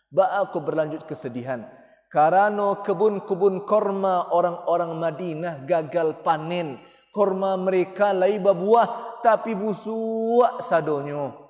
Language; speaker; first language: Malay; non-native, local second language; Minangkabau